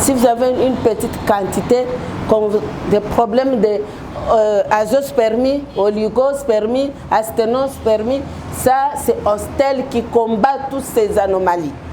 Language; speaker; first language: French; non-native, local second language; Lingala